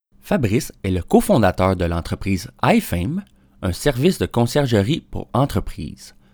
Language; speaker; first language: French; native; French